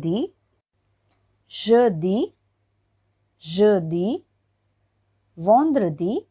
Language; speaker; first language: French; non-native, learner; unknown